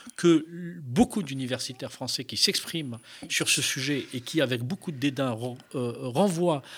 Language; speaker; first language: French; non-native, local second language; Arabic